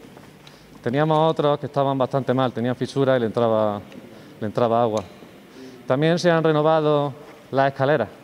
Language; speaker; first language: Spanish; native; Spanish